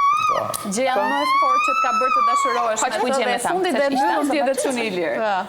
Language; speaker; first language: Albanian; native; Albanian